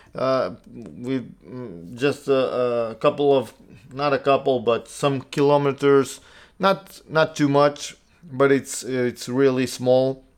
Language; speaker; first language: English; non-native, fluent; Portuguese